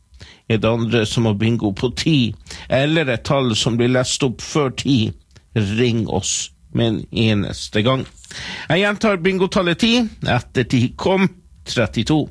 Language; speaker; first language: Norwegian; native; Norwegian